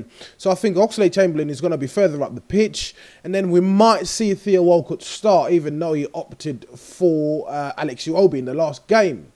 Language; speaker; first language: English; native; English